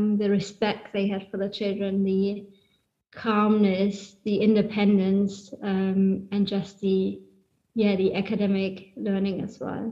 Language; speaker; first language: English; non-native, fluent; German